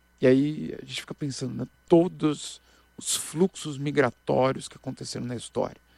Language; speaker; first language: Portuguese; native; Portuguese